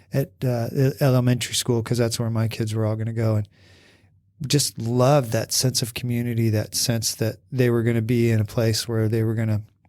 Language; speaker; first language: English; native; English